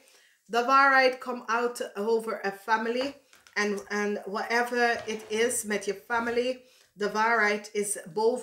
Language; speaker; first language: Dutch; non-native, learner; English